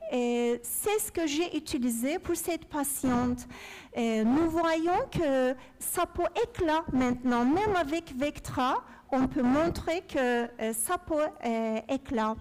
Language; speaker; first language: French; non-native, fluent; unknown